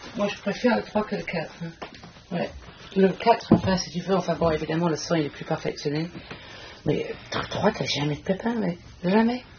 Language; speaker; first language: French; non-native, fluent; English